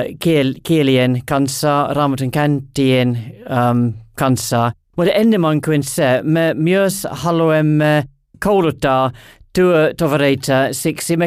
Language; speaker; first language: Finnish; non-native, learner; English